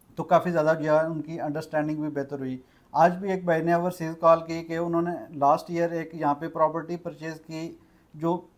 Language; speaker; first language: Urdu; non-native, local second language; Punjabi